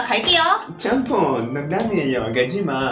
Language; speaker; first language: Korean; non-native, learner; French